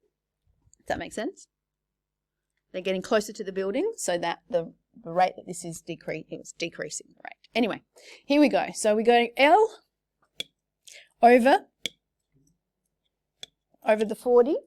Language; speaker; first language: English; native; English